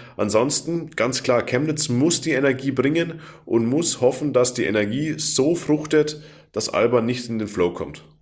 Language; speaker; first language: German; native; German